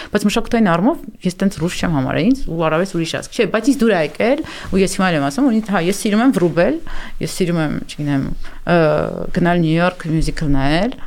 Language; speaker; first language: Armenian; native; Armenian